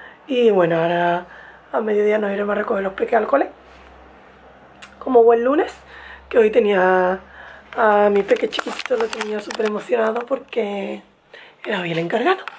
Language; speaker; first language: Spanish; native; Spanish